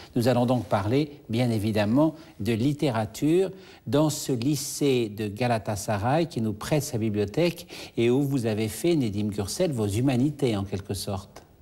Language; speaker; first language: French; native; French